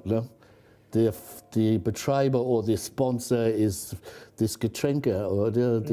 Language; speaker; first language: German; non-native, fluent; English